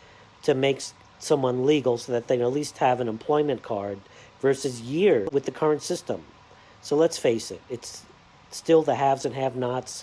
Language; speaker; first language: English; native; English